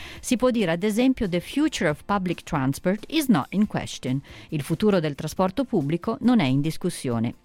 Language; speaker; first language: Italian; native; Italian